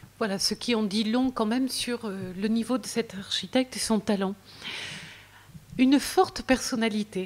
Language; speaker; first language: French; native; French